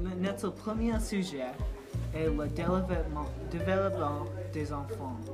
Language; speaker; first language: French; non-native, learner; English